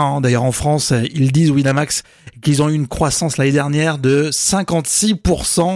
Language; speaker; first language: French; native; French